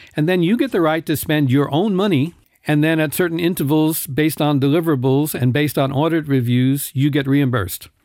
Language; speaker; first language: English; native; English